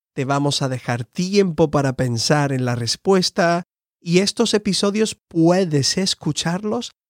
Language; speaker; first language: Spanish; native; Spanish